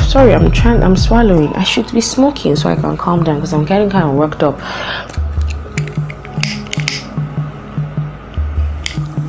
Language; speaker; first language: English; non-native, local second language; Yoruba